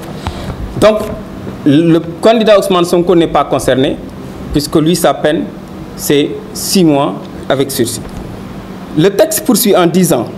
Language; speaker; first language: French; non-native, local second language; Wolof